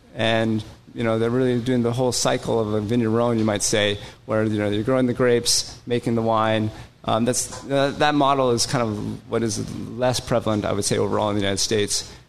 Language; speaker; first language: English; native; English